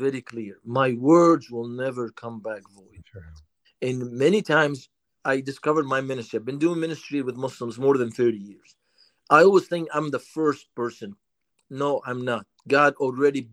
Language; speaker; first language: English; non-native, fluent; Arabic